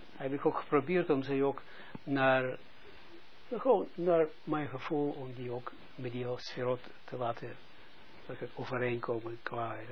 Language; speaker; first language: Dutch; non-native, fluent; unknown